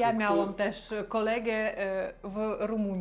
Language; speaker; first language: Polish; non-native, learner; Russian